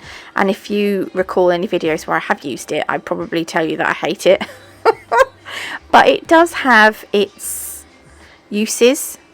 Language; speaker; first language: English; native; English